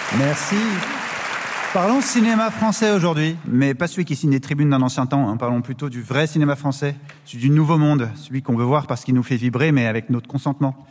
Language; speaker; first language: French; native; French